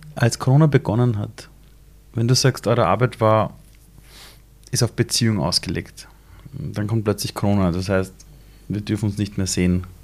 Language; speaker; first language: German; early bilingual, other home language; Persian